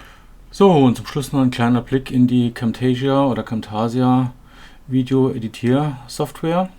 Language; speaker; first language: German; native; German